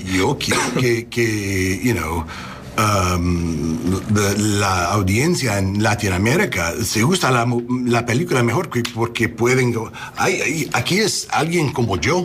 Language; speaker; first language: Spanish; non-native, learner; English